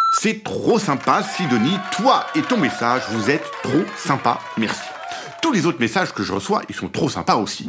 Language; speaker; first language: French; native; French